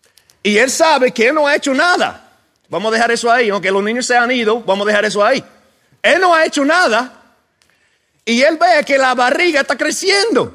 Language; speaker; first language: Spanish; non-native, fluent; English